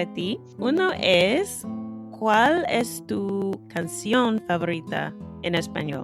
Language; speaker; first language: Spanish; non-native, fluent; English